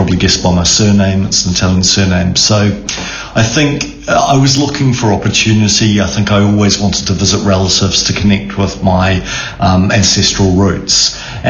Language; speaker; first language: English; native; English